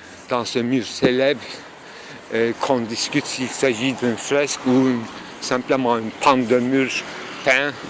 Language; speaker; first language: French; non-native, fluent; Turkish